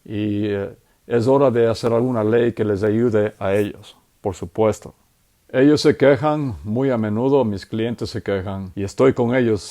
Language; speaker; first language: Spanish; native; Spanish